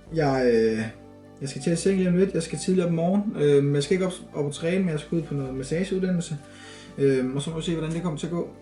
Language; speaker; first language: Danish; native; Danish